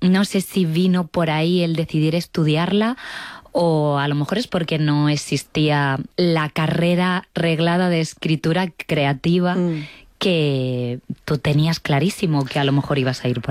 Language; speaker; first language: Spanish; native; Spanish